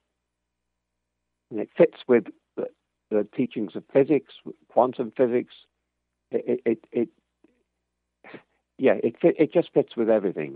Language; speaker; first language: English; native; English